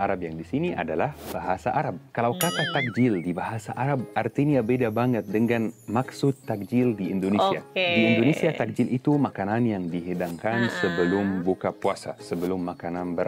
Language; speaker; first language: Indonesian; non-native, fluent; Arabic